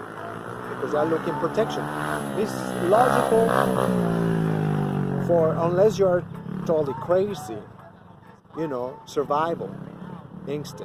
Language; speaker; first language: English; non-native, fluent; Spanish